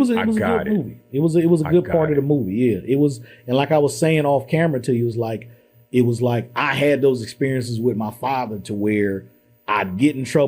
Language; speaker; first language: English; native; English